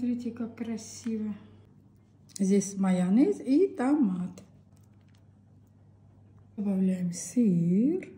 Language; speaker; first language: Russian; non-native, local second language; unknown